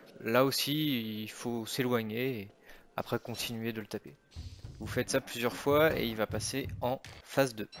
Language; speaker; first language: French; native; French